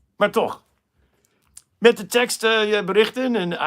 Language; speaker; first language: Dutch; non-native, fluent; English